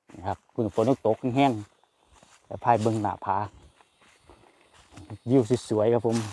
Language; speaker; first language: Thai; non-native, local second language; Northeastern Thai